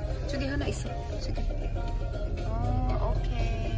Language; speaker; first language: Korean; non-native, fluent; Cebuano